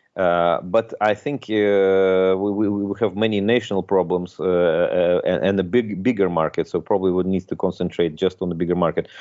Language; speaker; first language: English; non-native, fluent; Russian